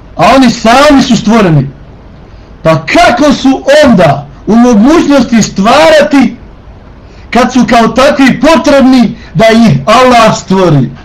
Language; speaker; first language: Bosnian; native; Bosnian